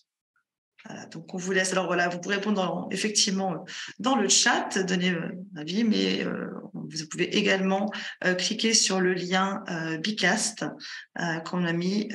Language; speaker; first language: French; native; French